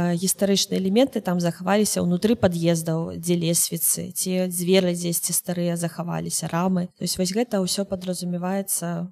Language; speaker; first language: Belarusian; non-native, local second language; Russian